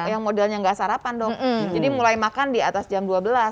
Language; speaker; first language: Indonesian; native; Indonesian